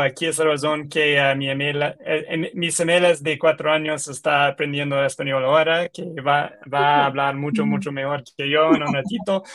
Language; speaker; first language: Spanish; non-native, learner; English